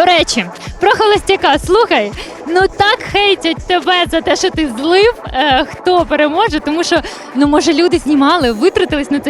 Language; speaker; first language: Ukrainian; native; Ukrainian